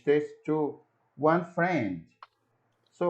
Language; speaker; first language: English; non-native, learner; Portuguese